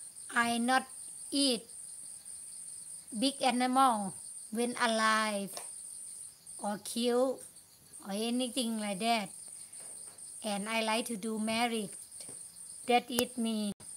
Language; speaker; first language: English; non-native, learner; Thai